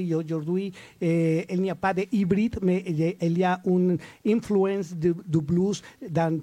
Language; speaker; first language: French; non-native, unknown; Spanish